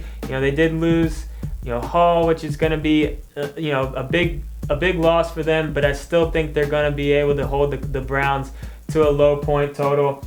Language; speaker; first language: English; native; English